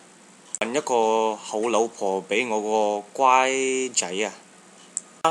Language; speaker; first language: Cantonese; non-native, learner; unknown